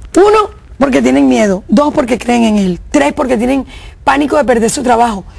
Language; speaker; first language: Spanish; native; Spanish